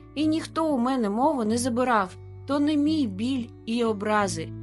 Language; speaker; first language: Ukrainian; non-native, local second language; Russian